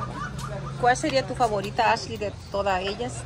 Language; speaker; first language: Spanish; native; Spanish